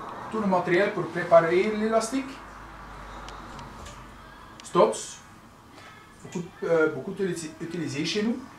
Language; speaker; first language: French; non-native, local second language; Dutch